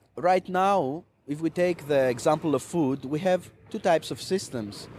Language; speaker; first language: English; non-native, fluent; Greek